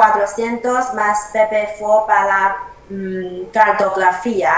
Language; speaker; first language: Spanish; non-native, learner; Chinese